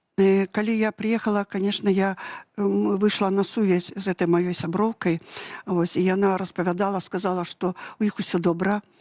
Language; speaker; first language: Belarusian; native; Belarusian